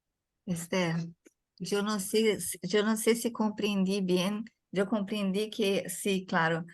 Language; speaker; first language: Spanish; non-native, fluent; Portuguese